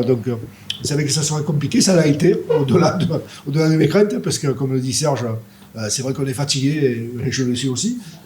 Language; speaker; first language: French; native; French